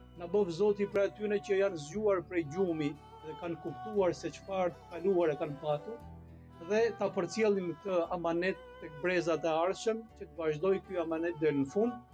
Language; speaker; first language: Albanian; native; Albanian